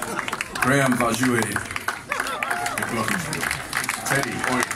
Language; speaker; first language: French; non-native, learner; English